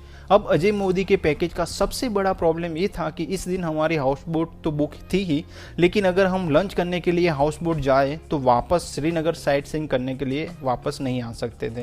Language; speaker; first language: Hindi; native; Hindi